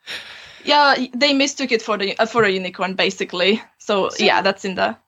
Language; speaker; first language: English; non-native, fluent; Romanian